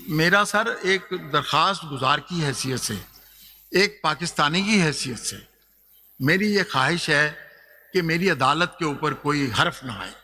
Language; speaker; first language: Urdu; non-native, local second language; Punjabi